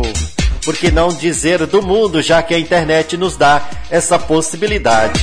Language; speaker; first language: Portuguese; native; Portuguese